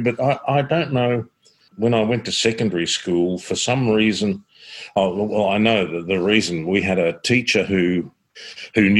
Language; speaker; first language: English; native; English